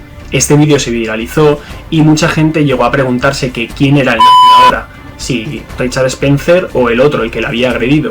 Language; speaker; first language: Spanish; native; Spanish